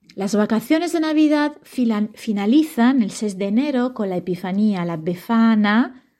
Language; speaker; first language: Spanish; non-native, fluent; Italian